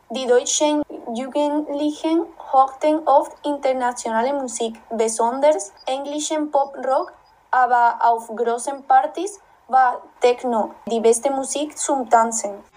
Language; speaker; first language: German; non-native, fluent; Spanish